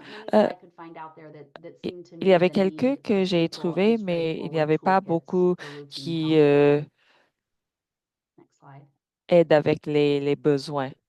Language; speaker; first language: French; non-native, fluent; English